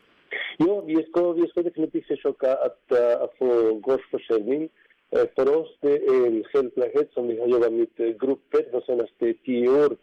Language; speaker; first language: Swedish; non-native, fluent; Spanish